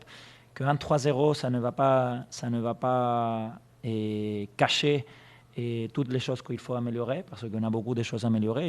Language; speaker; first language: French; non-native, fluent; Spanish